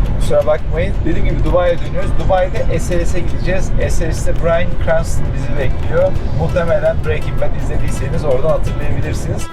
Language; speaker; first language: Turkish; native; Turkish